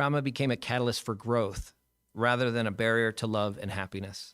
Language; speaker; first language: English; native; English